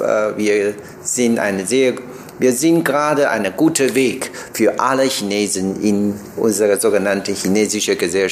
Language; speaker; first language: German; non-native, learner; Chinese